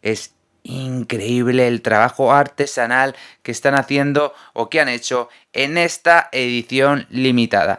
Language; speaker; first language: Spanish; native; Spanish